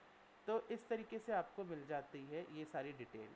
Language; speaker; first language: Hindi; native; Hindi